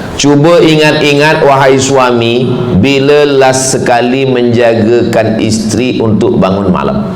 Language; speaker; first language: Malay; native; Malay